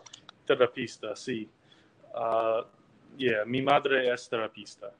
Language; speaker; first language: Spanish; non-native, learner; English